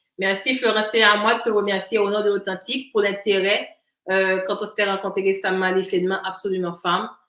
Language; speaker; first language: French; non-native, local second language; Haitian Creole